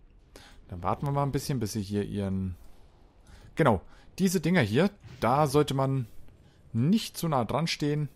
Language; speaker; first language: German; native; German